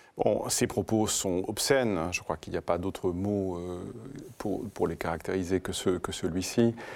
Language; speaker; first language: French; non-native, fluent; Greek